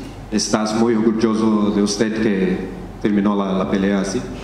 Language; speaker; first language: Spanish; non-native, learner; English